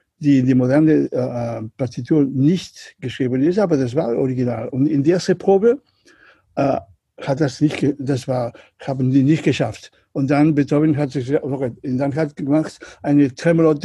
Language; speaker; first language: German; non-native, learner; Catalan